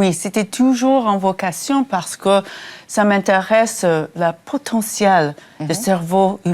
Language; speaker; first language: French; non-native, fluent; English